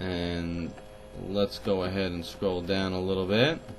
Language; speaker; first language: English; native; English